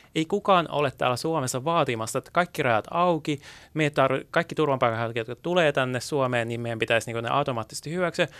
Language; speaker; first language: Finnish; early bilingual, other home language; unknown